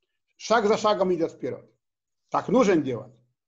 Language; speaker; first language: Russian; non-native, learner; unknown